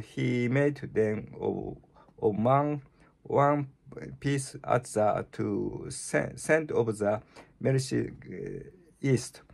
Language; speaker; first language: English; non-native, learner; Japanese